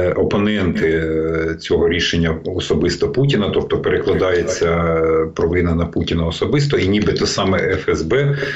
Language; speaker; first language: Ukrainian; native; Ukrainian